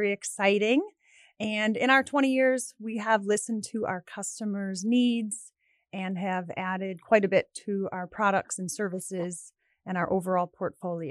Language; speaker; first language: English; native; English